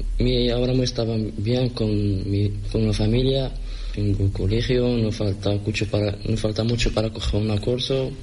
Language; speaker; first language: Spanish; non-native, learner; Arabic